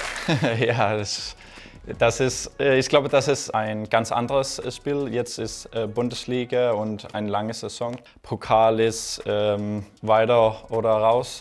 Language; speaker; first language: German; non-native, learner; Danish